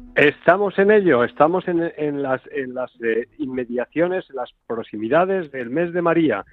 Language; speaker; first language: Spanish; non-native, fluent; Filipino